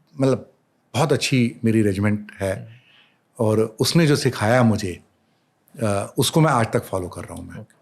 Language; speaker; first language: Hindi; native; Hindi